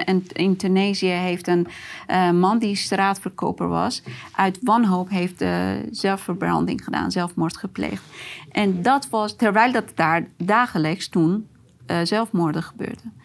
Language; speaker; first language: Dutch; non-native, fluent; Persian